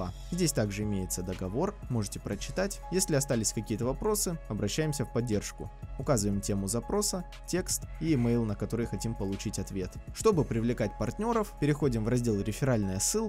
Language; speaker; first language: Russian; native; Russian